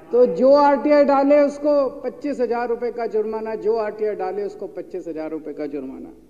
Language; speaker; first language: Hindi; native; Hindi